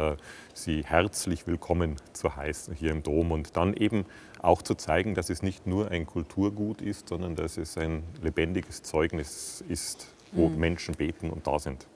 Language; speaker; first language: German; native; German